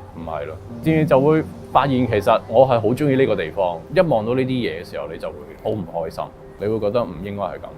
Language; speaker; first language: Cantonese; early bilingual, other home language; Urdu